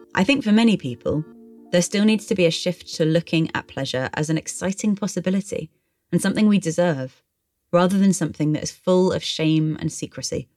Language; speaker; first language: English; native; English